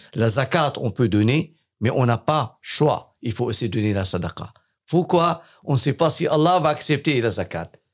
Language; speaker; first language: French; non-native, fluent; English